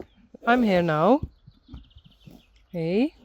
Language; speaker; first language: English; non-native, learner; Western Frisian